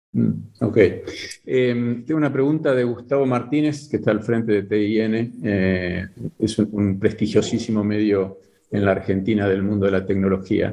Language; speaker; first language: Spanish; native; Spanish